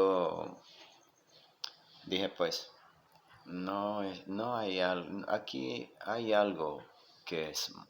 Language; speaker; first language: Spanish; non-native, local second language; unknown